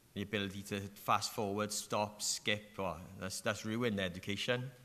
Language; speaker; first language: English; native; English